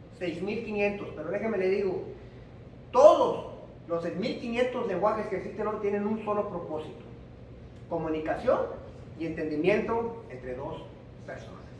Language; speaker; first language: Spanish; early bilingual, heritage; Spanish